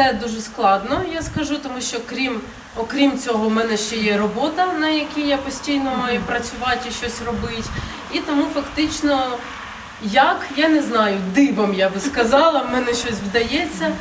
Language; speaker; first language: Ukrainian; native; Ukrainian